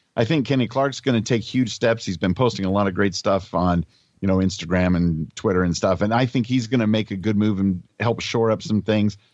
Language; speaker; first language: English; native; English